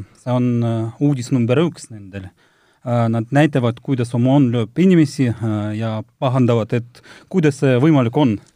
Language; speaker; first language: Estonian; non-native, local second language; Russian